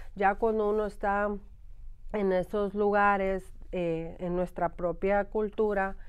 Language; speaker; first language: Spanish; early bilingual, heritage; Spanish